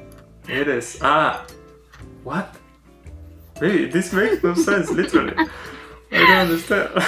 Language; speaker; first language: English; non-native, learner; Spanish